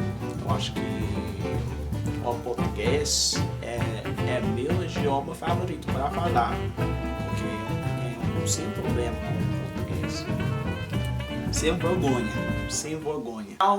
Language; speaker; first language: Portuguese; non-native, learner; English